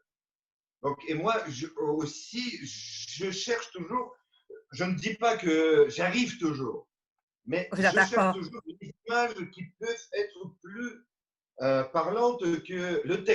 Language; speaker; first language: French; non-native, fluent; Romanian